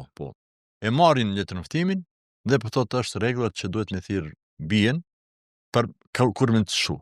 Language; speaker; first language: Albanian; non-native, local second language; Serbian